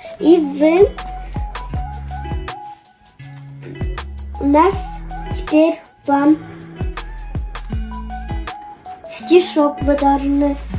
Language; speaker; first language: Russian; non-native, local second language; Kyrgyz